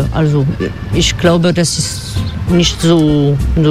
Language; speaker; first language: German; non-native, learner; French